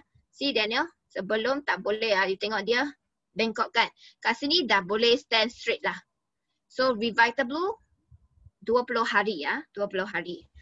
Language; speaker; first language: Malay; non-native, local second language; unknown